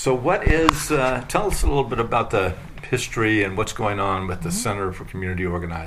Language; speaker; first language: English; native; English